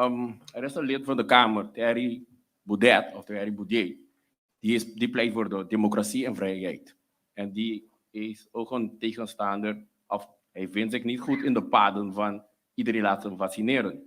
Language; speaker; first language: Dutch; non-native, local second language; Papiamento